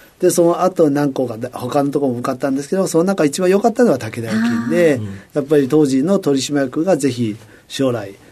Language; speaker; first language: Japanese; non-native, fluent; Chinese